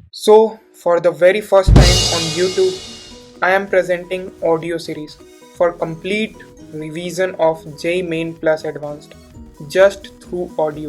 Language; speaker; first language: English; non-native, local second language; Hindi